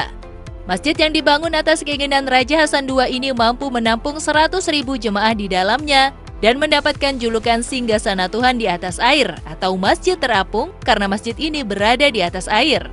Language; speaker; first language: Indonesian; native; Indonesian